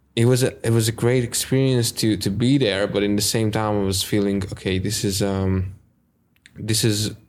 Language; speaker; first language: English; non-native, fluent; Hungarian